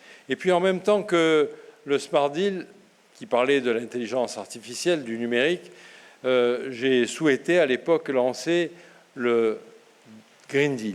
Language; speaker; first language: French; native; French